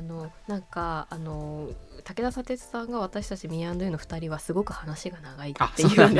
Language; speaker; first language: Japanese; native; Japanese